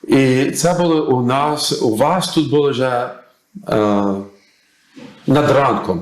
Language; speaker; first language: Ukrainian; early bilingual, heritage; English